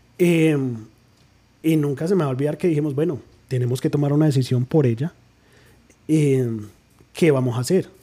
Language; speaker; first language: Spanish; early bilingual, heritage; Spanish